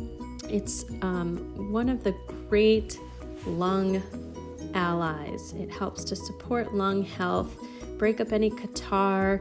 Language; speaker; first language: English; native; English